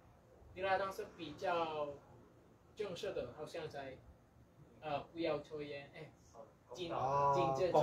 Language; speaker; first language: Chinese; non-native, learner; Indonesian